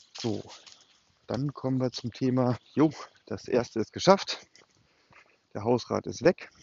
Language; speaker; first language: German; native; German